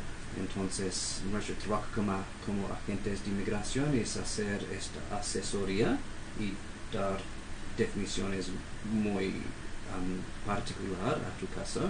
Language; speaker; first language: Spanish; non-native, fluent; English